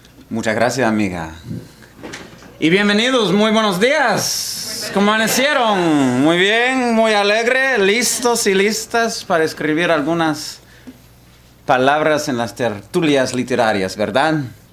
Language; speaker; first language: Spanish; early bilingual, heritage; Spanish